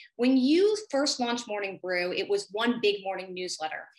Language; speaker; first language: English; native; English